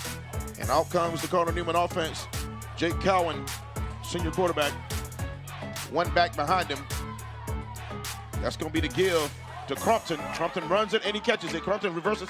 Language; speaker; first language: English; native; English